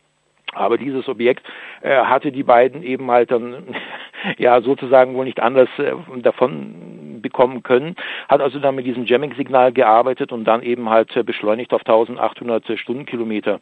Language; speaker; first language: German; native; German